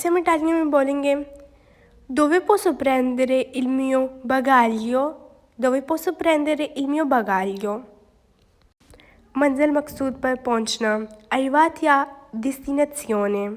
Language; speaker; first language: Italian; non-native, learner; Urdu